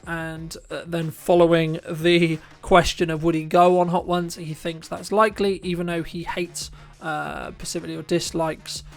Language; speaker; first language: English; native; English